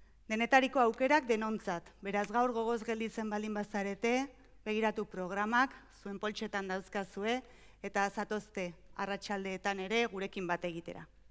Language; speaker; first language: Basque; early bilingual, heritage; Basque